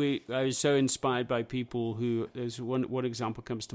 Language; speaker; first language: English; native; English